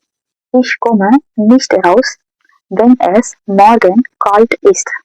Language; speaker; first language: German; non-native, fluent; Tamil